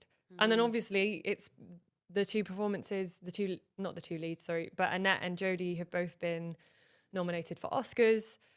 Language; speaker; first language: English; native; English